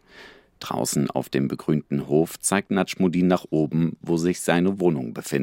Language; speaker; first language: German; native; German